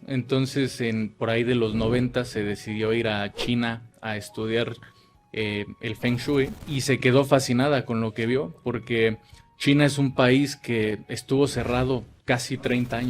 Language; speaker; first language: Spanish; native; Spanish